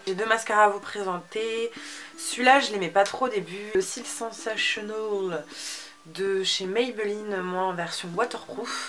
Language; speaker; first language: French; native; French